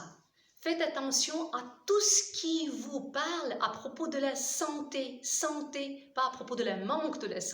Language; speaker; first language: French; non-native, fluent; Russian